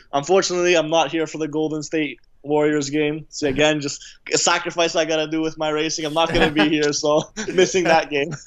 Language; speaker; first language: English; native; English